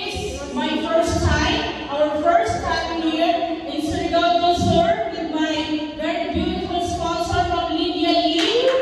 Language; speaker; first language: English; non-native, local second language; Cebuano